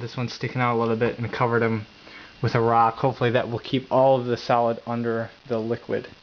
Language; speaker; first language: English; native; English